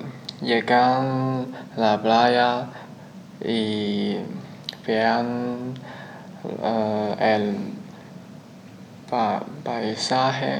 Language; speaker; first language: Spanish; non-native, learner; Chinese